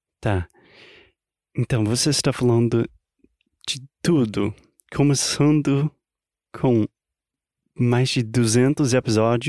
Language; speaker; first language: Portuguese; non-native, fluent; English